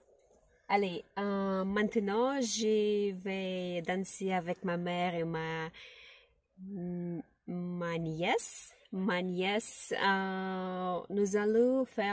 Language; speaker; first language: French; non-native, learner; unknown